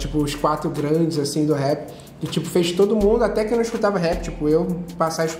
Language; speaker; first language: Portuguese; native; Portuguese